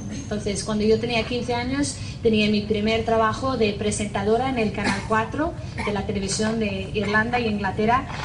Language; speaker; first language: Spanish; non-native, fluent; English